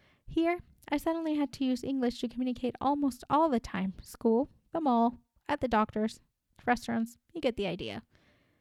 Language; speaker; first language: English; non-native, fluent; Spanish